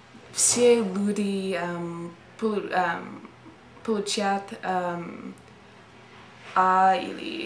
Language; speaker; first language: Russian; non-native, learner; English